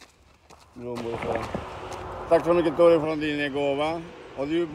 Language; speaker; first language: Swedish; non-native, learner; Spanish